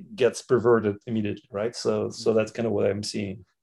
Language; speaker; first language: English; non-native, fluent; Russian